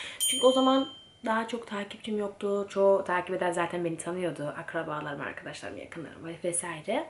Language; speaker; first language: Turkish; early bilingual, heritage; Turkish